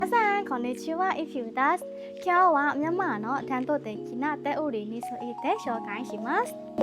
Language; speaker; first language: Japanese; non-native, learner; Burmese